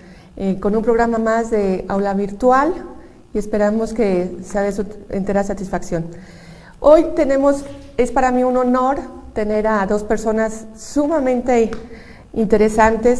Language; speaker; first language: Spanish; native; Spanish